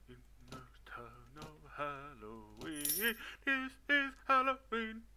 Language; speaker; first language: English; non-native, fluent; Swedish